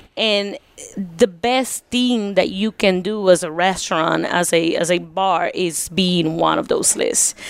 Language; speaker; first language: English; early bilingual, other home language; Spanish